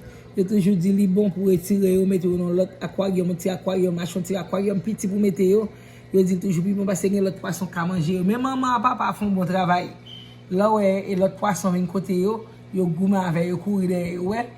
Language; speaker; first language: French; non-native, learner; Haitian Creole